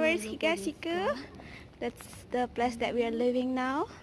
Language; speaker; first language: English; non-native, fluent; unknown